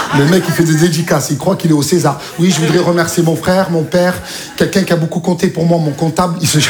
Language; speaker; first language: French; native; French